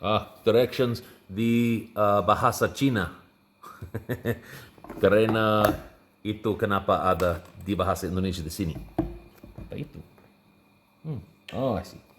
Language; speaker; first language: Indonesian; non-native, learner; English